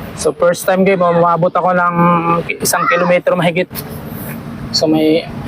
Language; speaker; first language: Filipino; non-native, local second language; Cebuano